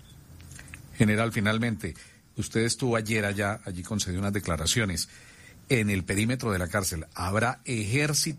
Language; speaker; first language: Spanish; native; Spanish